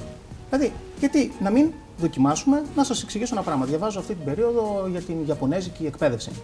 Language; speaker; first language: Greek; native; Greek